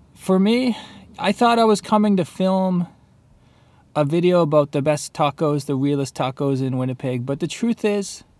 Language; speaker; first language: English; native; English